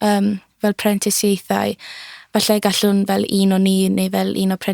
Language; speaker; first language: Welsh; native; Welsh